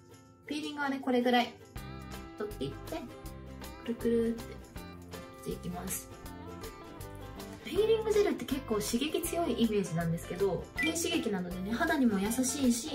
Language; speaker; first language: Japanese; native; Japanese